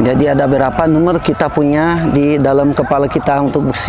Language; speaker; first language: Indonesian; non-native, fluent; Portuguese